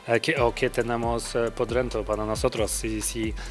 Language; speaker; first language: Spanish; non-native, learner; Polish